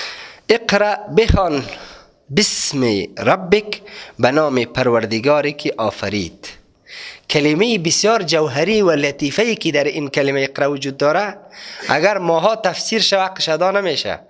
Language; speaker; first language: Persian; native; Persian